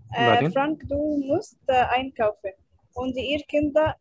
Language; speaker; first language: German; non-native, learner; Arabic